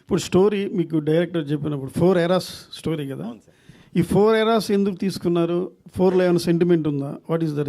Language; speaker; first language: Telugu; native; Telugu